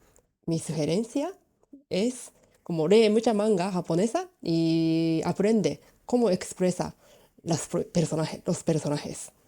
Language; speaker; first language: Spanish; non-native, learner; Japanese